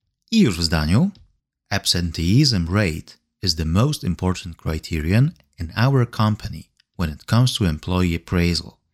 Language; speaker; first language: English; non-native, fluent; Polish